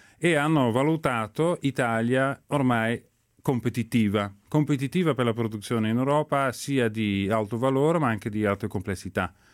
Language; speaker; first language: Italian; non-native, fluent; Dutch